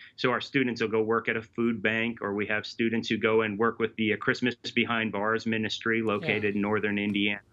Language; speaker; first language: English; native; English